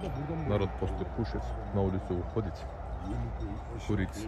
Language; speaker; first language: Russian; non-native, learner; Turkish